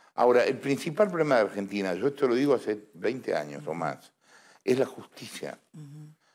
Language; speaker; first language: Spanish; native; Spanish